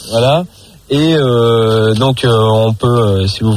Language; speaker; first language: French; native; French